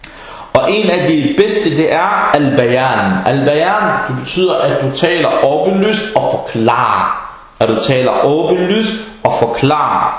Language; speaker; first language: Danish; early bilingual, other home language; Arabic